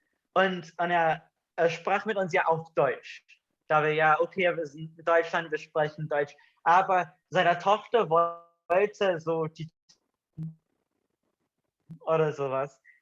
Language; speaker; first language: German; non-native, fluent; English